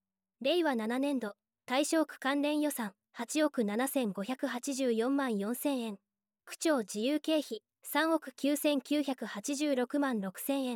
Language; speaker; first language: Japanese; native; Japanese